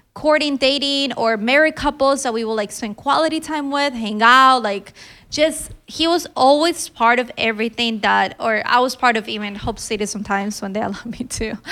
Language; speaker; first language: English; early bilingual, other home language; Filipino